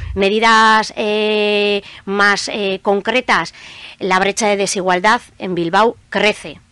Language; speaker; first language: Spanish; native; Spanish